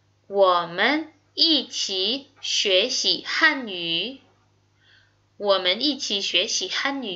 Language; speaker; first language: Chinese; non-native, fluent; Indonesian